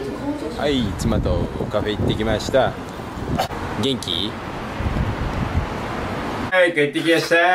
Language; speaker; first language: Japanese; native; Japanese